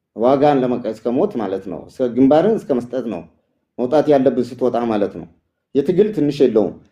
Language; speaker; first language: Amharic; non-native, local second language; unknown